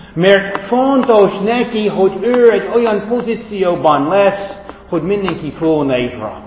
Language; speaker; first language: Hungarian; non-native, fluent; English